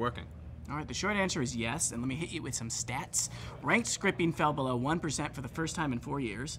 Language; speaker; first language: English; native; English